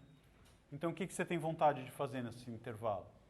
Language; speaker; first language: Portuguese; native; Portuguese